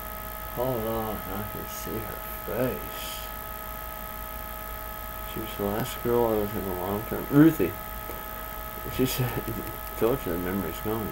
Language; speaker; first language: English; native; English